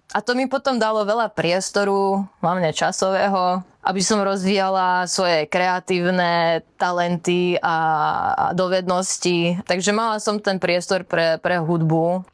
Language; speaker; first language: Slovak; early bilingual, heritage; Slovak